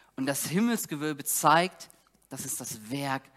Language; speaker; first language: German; native; German